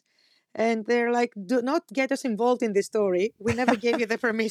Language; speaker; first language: English; non-native, fluent; Greek